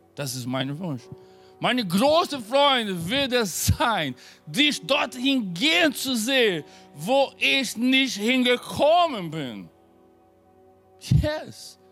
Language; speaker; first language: German; non-native, fluent; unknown